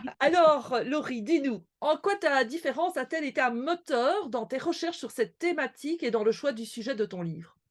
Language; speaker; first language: French; native; French